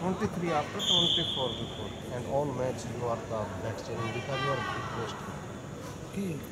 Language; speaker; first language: English; non-native, learner; Russian